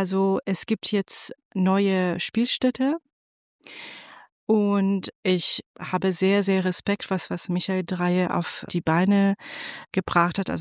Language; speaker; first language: German; non-native, fluent; Persian